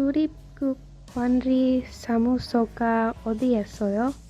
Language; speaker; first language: Korean; non-native, learner; English